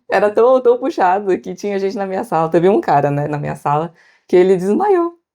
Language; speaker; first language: Portuguese; native; Portuguese